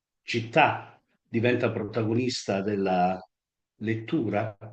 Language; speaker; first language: Italian; native; Italian